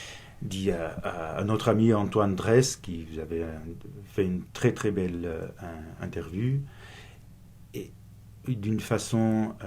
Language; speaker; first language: French; non-native, fluent; Portuguese